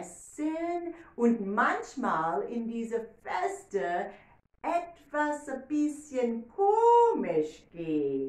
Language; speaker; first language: German; non-native, learner; English